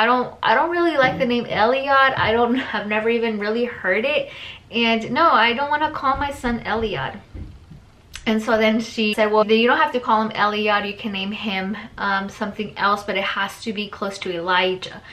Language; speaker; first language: English; early bilingual, other home language; Spanish